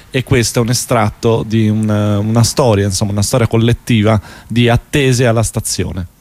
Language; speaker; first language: Italian; native; Italian